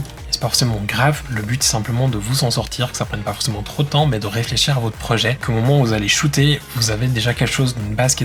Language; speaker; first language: French; native; French